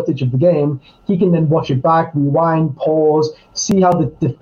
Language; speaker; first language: English; native; English